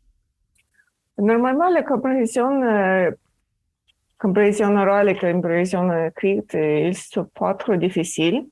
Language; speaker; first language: French; non-native, learner; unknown